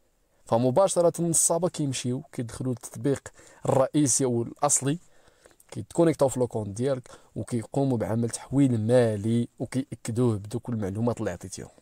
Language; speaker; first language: Arabic; native; Arabic